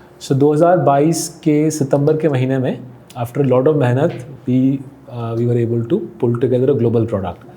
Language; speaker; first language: Hindi; non-native, local second language; Bangla